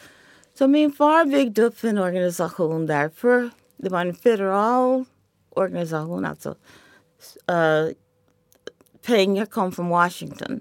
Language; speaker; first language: Swedish; non-native, fluent; English